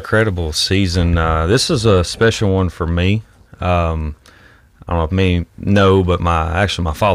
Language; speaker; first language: English; native; English